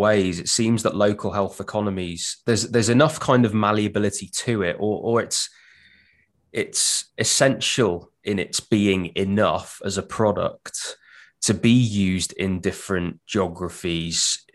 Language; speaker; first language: English; native; English